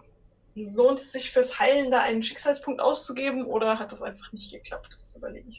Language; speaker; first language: German; native; German